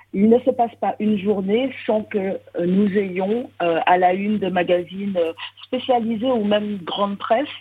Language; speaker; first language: French; native; French